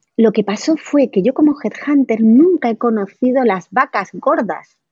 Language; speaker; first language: Spanish; native; Spanish